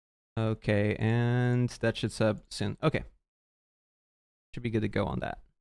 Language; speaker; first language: English; native; English